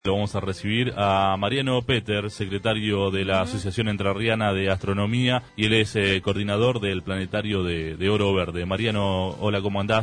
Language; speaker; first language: Spanish; native; Spanish